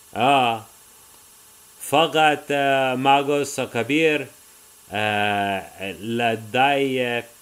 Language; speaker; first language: Arabic; non-native, learner; English